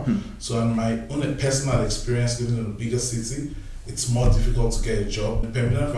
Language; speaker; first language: English; non-native, local second language; Yoruba